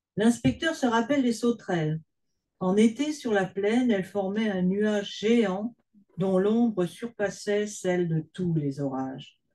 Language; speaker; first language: French; native; French